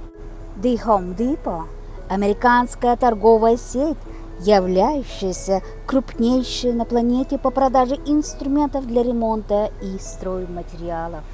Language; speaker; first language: Russian; non-native, local second language; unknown